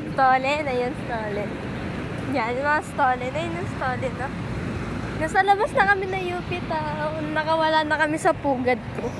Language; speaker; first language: Filipino; native; Filipino